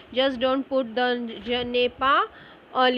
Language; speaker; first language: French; non-native, fluent; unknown